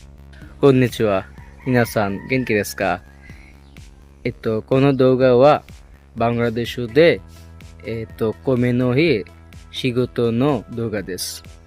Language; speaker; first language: Japanese; non-native, learner; Bangla